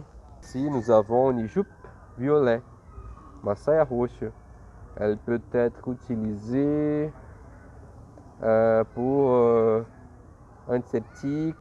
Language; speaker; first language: French; non-native, fluent; Portuguese